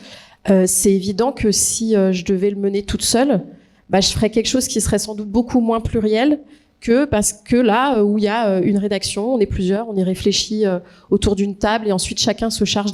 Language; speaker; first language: French; native; French